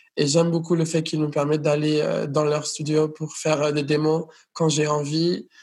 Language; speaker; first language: French; non-native, fluent; Spanish